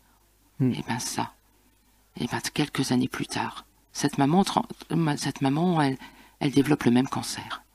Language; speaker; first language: French; native; French